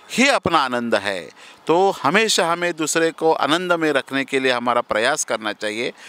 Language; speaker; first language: Hindi; non-native, local second language; Marathi